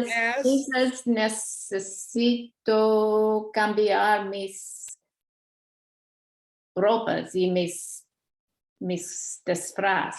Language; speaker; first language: Spanish; non-native, learner; English